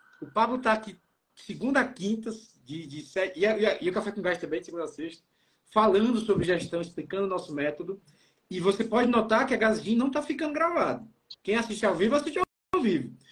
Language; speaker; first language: Portuguese; native; Portuguese